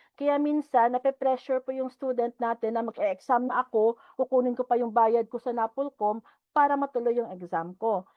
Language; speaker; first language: Filipino; non-native, local second language; Hiligaynon